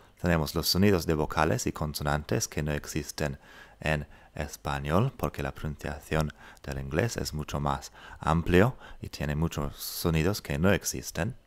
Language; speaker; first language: Spanish; non-native, fluent; English